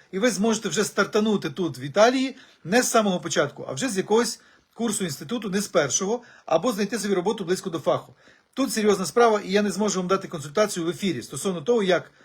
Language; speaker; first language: Ukrainian; native; Ukrainian